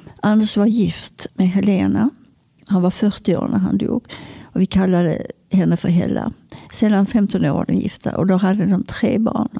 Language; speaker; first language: Swedish; native; Swedish